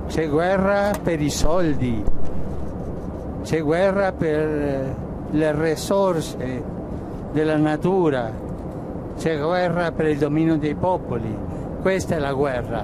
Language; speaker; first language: Italian; non-native, fluent; Spanish